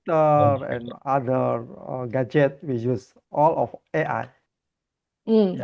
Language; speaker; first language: English; non-native, learner; Indonesian